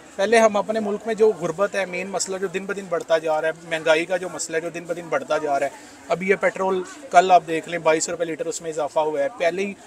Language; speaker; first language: Urdu; non-native, local second language; Punjabi